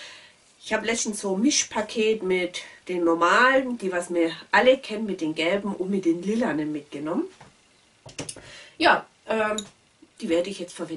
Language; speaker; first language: German; native; German